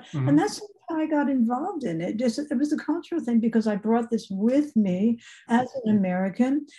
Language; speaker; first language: English; native; English